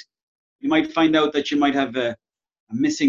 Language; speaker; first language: English; native; English